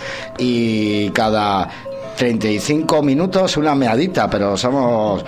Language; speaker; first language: Spanish; native; Spanish